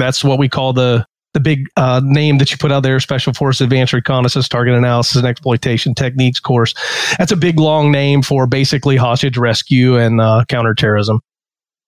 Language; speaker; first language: English; native; English